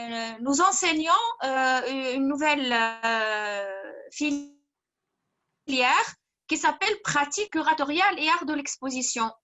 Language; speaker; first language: French; non-native, fluent; Arabic